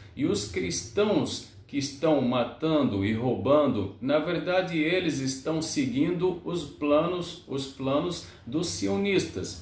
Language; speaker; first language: Portuguese; non-native, learner; Arabic